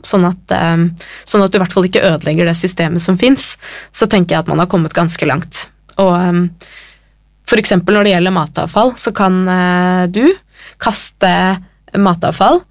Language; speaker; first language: Norwegian; native; Norwegian